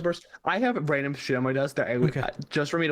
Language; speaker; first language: English; native; English